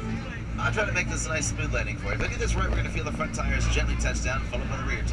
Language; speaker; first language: English; native; English